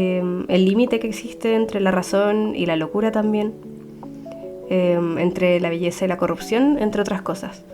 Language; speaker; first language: Spanish; native; Spanish